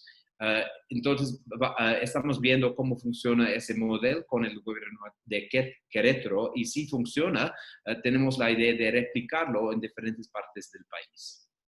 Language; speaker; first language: Spanish; non-native, fluent; English